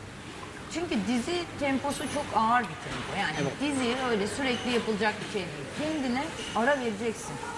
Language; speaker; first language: Turkish; native; Turkish